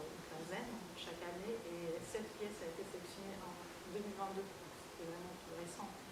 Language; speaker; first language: French; non-native, fluent; Russian